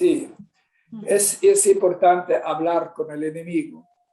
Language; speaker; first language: Spanish; non-native, fluent; Swedish